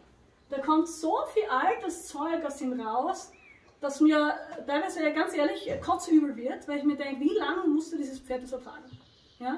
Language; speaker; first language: German; native; German